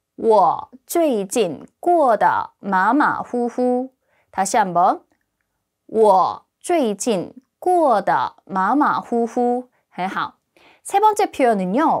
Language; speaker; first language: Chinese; non-native, fluent; Korean